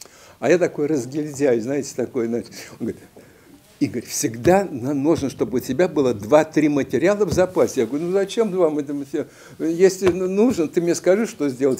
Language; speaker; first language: Russian; native; Russian